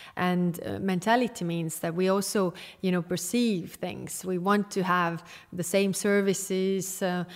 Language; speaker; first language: English; non-native, fluent; Estonian